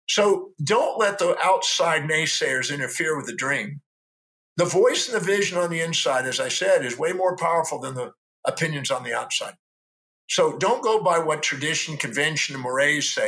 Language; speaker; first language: English; native; English